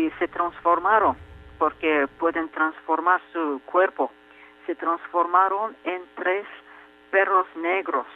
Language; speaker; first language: Spanish; non-native, fluent; Turkish